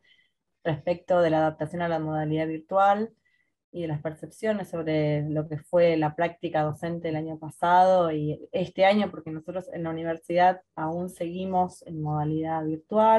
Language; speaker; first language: Spanish; native; Spanish